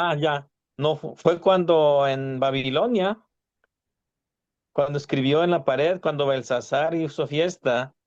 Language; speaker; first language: Spanish; native; Spanish